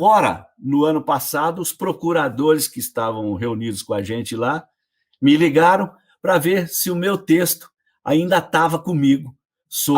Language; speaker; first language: Portuguese; native; Portuguese